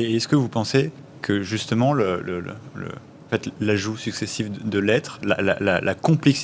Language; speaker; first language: French; native; French